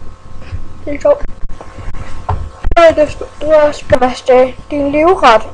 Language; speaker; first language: Danish; early bilingual, other home language; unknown